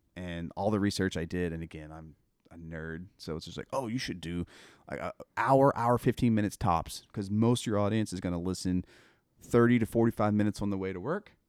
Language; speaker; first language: English; native; English